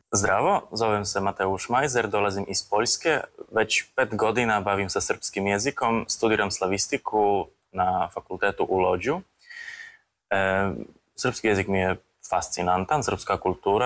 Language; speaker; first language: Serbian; non-native, fluent; Polish